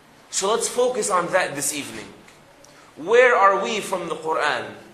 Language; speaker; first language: English; early bilingual, other home language; Arabic